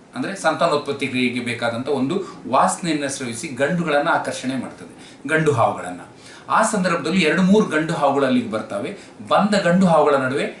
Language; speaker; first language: Kannada; native; Kannada